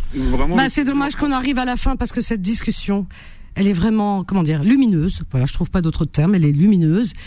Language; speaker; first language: French; native; French